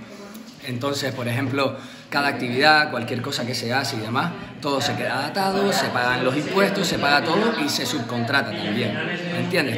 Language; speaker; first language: Spanish; native; Spanish